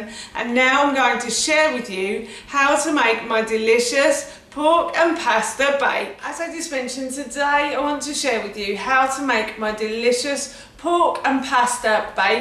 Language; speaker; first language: English; native; English